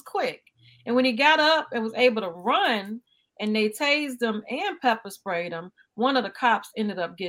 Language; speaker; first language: English; native; English